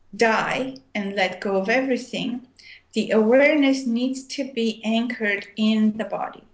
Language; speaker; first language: English; non-native, fluent; Armenian